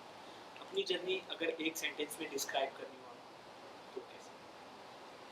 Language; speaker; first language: Hindi; native; Hindi